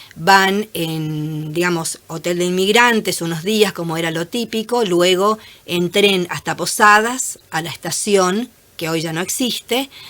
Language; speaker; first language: Spanish; native; Spanish